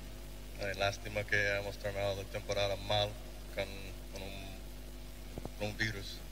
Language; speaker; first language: Spanish; non-native, learner; English